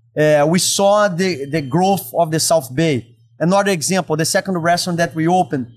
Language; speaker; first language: English; non-native, fluent; Portuguese